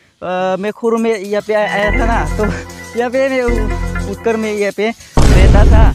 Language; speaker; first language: Hindi; non-native, local second language; Bodo